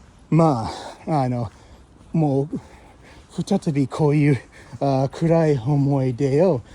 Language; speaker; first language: Japanese; non-native, fluent; English